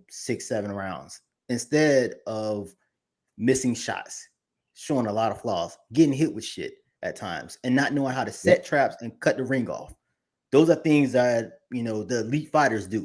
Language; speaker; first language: English; native; English